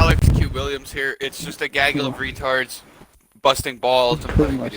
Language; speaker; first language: English; native; English